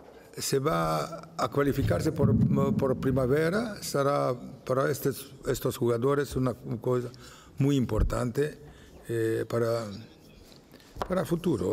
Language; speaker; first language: Italian; non-native, fluent; Romanian